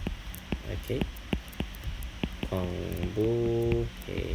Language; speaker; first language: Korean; non-native, fluent; Malay